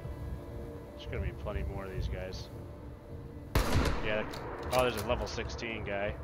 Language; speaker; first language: English; native; English